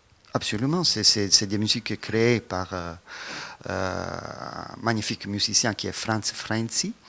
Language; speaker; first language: French; non-native, fluent; Italian